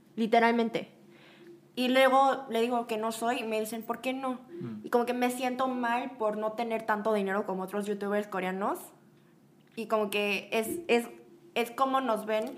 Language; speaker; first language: Spanish; native; Spanish